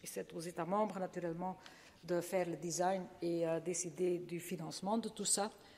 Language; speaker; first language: French; non-native, local second language; Dutch